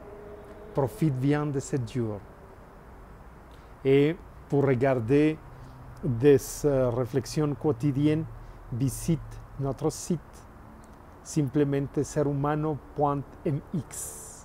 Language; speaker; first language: French; non-native, learner; Spanish